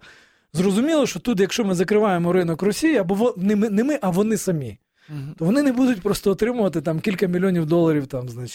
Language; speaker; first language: Ukrainian; native; Ukrainian